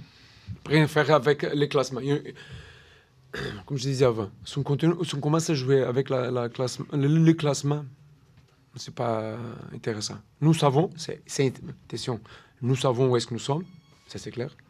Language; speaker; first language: French; non-native, learner; Portuguese